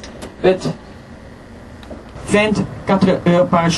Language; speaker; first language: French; non-native, fluent; Dutch